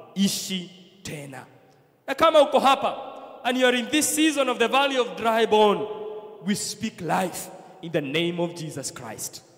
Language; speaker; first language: English; non-native, local second language; Swahili